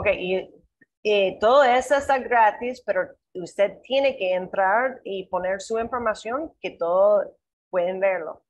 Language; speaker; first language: Spanish; non-native, learner; English